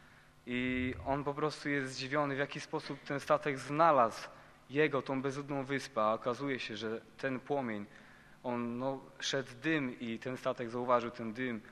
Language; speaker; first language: Polish; native; Polish